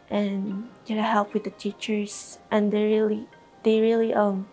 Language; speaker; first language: English; non-native, local second language; Iloko